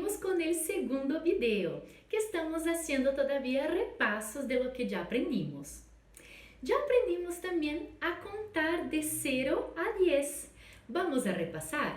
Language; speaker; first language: Spanish; non-native, fluent; Portuguese